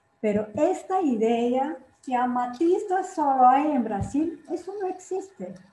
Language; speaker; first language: Spanish; non-native, fluent; Portuguese